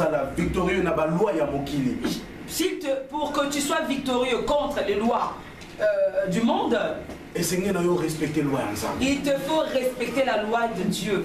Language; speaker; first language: French; non-native, local second language; Lingala